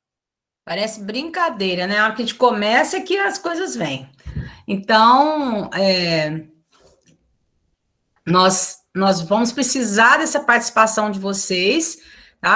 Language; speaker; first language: Portuguese; native; Portuguese